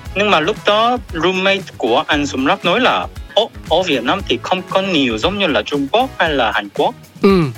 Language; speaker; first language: Vietnamese; non-native, learner; Korean